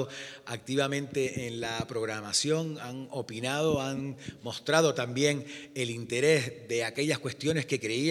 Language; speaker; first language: Spanish; native; Spanish